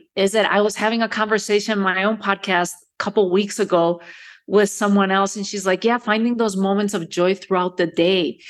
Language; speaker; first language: English; early bilingual, other home language; Spanish